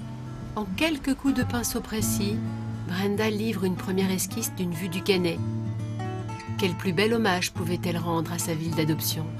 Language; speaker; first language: French; native; French